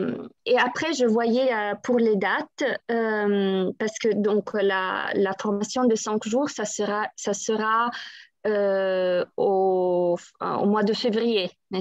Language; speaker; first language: French; non-native, fluent; Italian